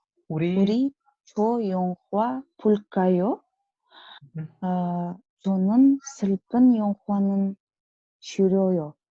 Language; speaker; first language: Korean; non-native, learner; Kazakh